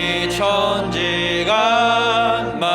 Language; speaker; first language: Korean; native; Korean